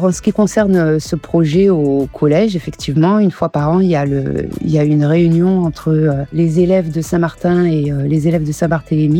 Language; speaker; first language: French; early bilingual, other home language; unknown